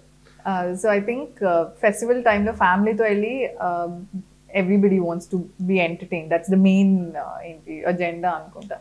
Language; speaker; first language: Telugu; non-native, fluent; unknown